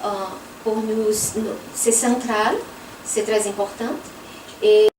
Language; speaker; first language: French; non-native, fluent; Portuguese